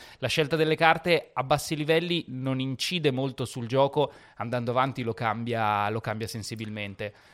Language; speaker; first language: Italian; native; Italian